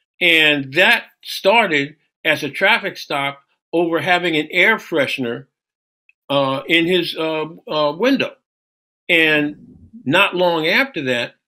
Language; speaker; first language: English; native; English